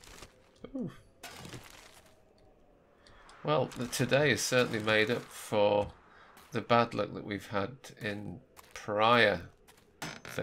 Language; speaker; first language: English; native; English